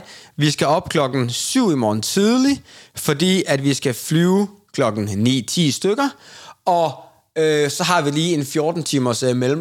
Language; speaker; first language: Danish; native; Danish